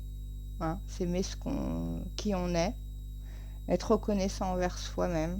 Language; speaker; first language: French; native; French